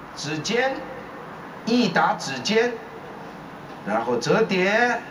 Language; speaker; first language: Chinese; native; Chinese